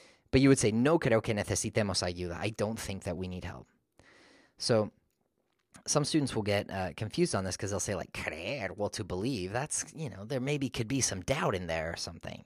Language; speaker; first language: English; native; English